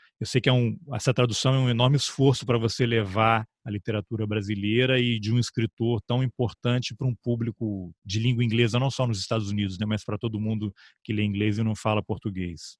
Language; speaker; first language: Portuguese; native; Portuguese